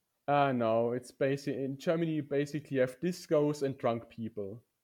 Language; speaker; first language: English; non-native, fluent; German